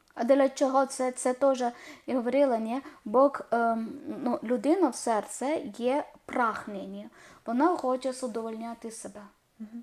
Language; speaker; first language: Ukrainian; non-native, learner; Malayalam